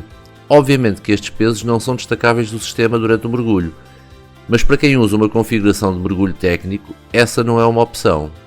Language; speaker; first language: Portuguese; native; Portuguese